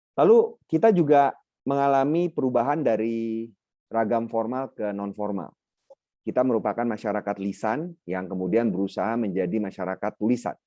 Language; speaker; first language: Indonesian; non-native, local second language; Minangkabau